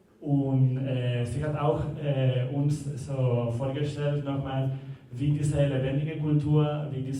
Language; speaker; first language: German; non-native, learner; Spanish